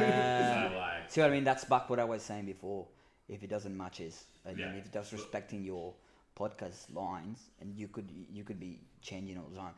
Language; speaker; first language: English; non-native, fluent; Spanish